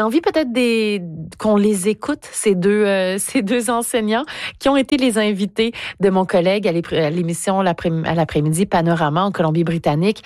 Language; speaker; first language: French; native; French